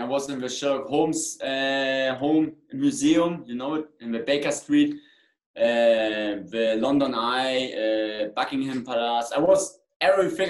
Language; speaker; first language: English; non-native, learner; German